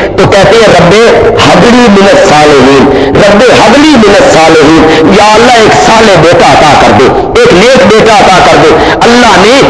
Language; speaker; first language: Urdu; non-native, local second language; Punjabi